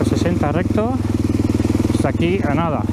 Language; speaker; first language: Spanish; native; Spanish